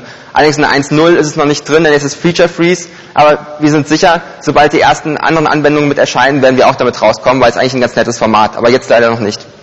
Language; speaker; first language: German; native; German